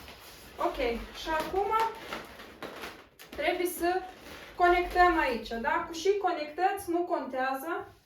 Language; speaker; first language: Romanian; non-native, local second language; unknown